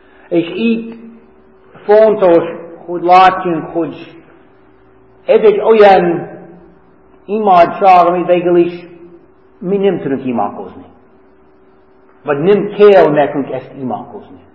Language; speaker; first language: Hungarian; non-native, fluent; English